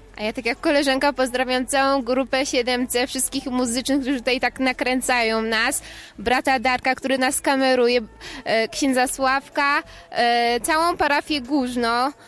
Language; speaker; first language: Polish; native; Polish